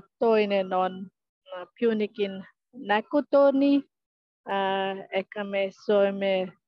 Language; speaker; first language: Finnish; non-native, learner; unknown